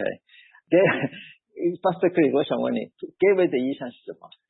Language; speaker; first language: Chinese; early bilingual, heritage; Chinese